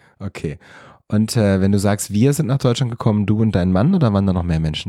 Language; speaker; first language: German; native; German